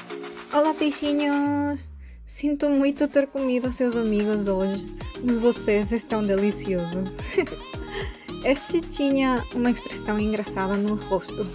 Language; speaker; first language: Portuguese; non-native, fluent; Korean